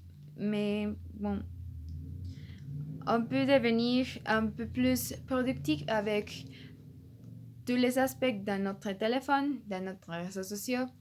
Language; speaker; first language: French; non-native, learner; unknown